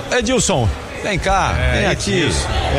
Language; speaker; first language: Portuguese; native; Portuguese